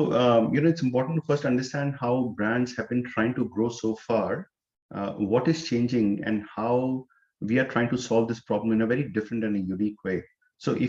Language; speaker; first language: English; non-native, local second language; Hindi